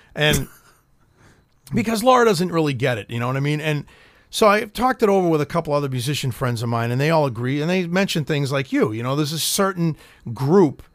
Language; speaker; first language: English; native; English